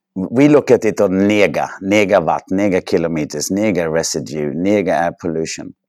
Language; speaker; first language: English; non-native, fluent; Swedish